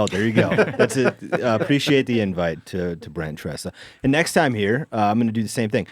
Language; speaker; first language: English; native; English